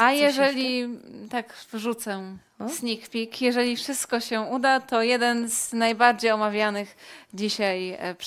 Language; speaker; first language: Polish; native; Polish